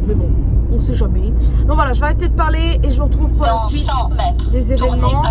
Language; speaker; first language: French; native; French